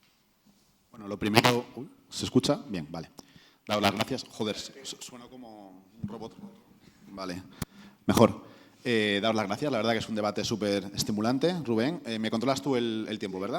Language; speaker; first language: Spanish; native; Spanish